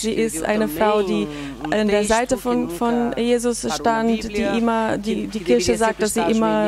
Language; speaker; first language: German; non-native, fluent; Portuguese